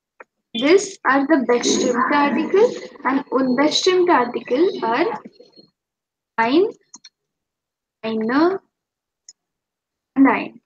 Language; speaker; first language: German; non-native, fluent; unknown